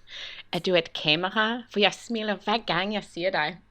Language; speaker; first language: Danish; non-native, learner; English